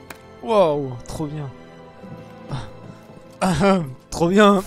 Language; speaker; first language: French; native; French